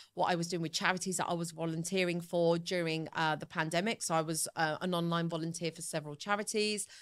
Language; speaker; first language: English; early bilingual, other home language; Italian